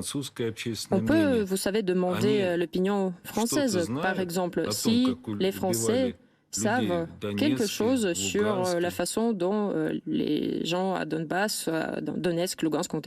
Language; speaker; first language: French; non-native, fluent; Russian